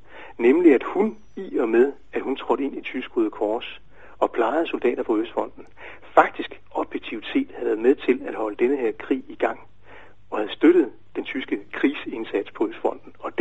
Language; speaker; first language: Danish; native; Danish